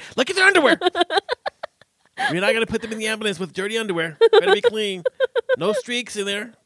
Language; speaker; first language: English; native; English